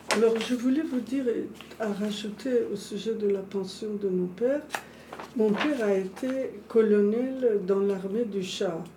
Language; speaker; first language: French; non-native, fluent; Persian